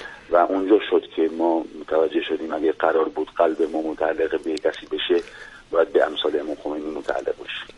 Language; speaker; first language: Persian; non-native, fluent; Spanish